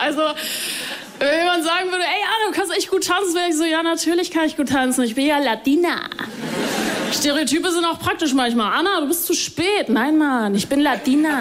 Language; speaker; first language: German; early bilingual, other home language; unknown